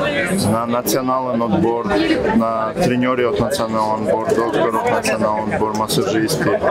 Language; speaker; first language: Bulgarian; non-native, learner; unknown